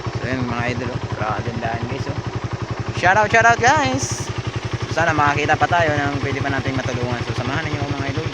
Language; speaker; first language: Filipino; native; Filipino